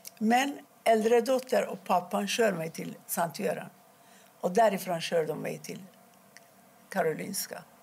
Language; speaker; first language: Swedish; non-native, fluent; Persian